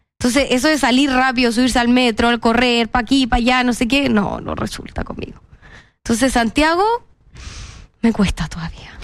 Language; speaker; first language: Spanish; native; Spanish